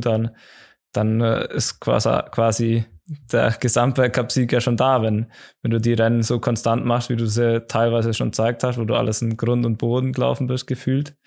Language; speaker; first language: German; native; German